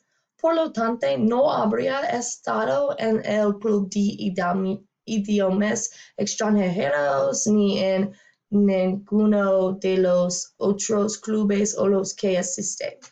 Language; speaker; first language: Spanish; non-native, learner; English